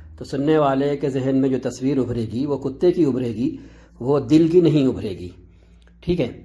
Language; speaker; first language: Urdu; native; Urdu